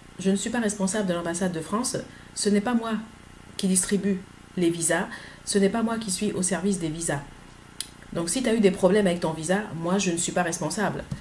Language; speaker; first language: French; native; French